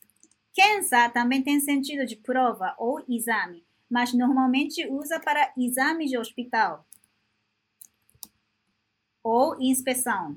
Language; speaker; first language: Portuguese; non-native, fluent; Japanese